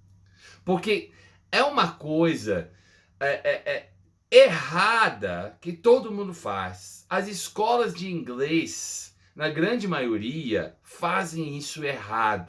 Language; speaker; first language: Portuguese; non-native, fluent; English